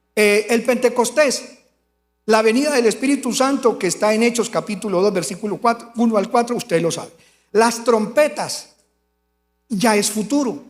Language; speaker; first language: Spanish; native; Spanish